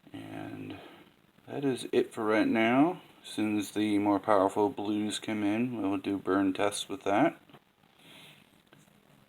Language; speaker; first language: English; native; English